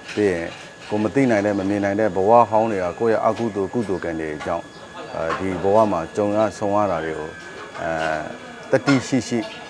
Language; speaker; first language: Burmese; non-native, local second language; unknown